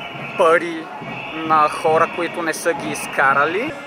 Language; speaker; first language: Bulgarian; native; Bulgarian